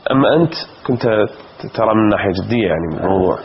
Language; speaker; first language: Arabic; native; Arabic